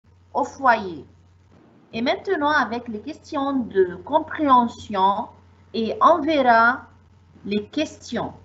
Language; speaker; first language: French; non-native, fluent; Arabic